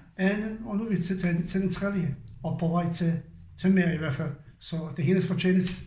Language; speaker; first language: Danish; non-native, fluent; Serbian